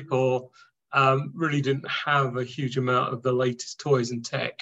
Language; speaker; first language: English; native; English